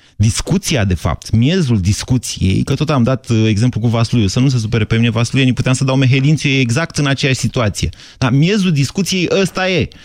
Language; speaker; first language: Romanian; native; Romanian